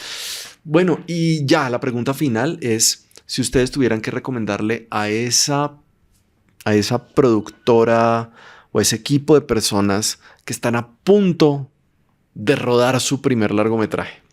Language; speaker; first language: Spanish; native; Spanish